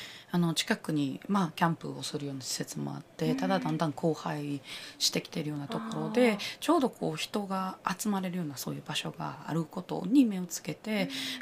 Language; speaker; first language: Japanese; native; Japanese